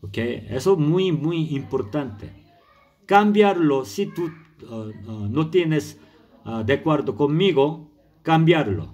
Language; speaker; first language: Spanish; non-native, learner; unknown